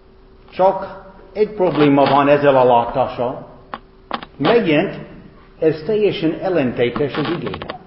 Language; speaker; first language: Hungarian; non-native, fluent; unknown